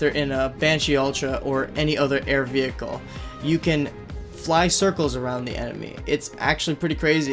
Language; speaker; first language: English; native; English